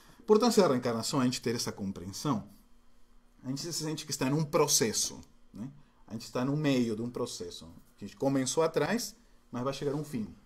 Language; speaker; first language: Portuguese; non-native, fluent; Spanish